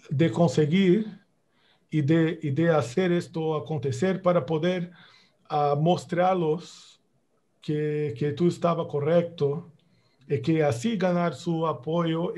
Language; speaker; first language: Spanish; non-native, fluent; Portuguese